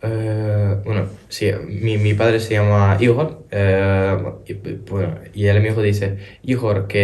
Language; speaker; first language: Spanish; early bilingual, other home language; Ukrainian